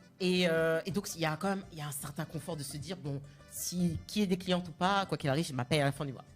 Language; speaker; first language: French; non-native, local second language; Malagasy